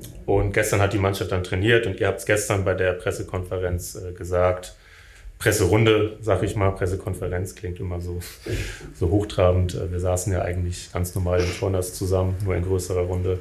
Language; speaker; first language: German; native; German